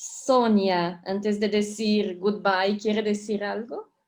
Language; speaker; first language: Spanish; non-native, fluent; Portuguese